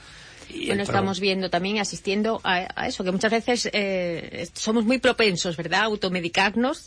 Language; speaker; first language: Spanish; native; Spanish